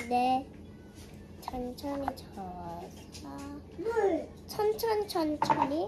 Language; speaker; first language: Korean; early bilingual, other home language; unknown